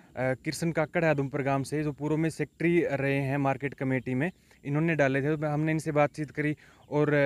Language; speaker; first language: Hindi; native; Hindi